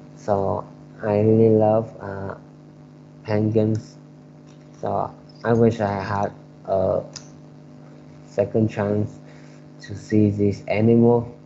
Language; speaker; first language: English; non-native, learner; Vietnamese